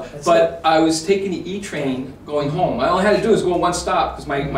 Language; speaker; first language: English; native; English